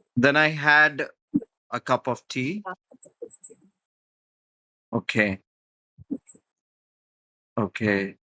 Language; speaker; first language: English; non-native, fluent; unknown